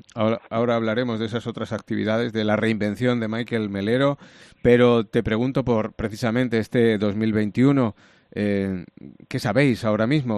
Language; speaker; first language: Spanish; native; Spanish